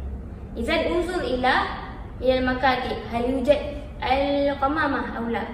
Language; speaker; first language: Arabic; non-native, learner; Malay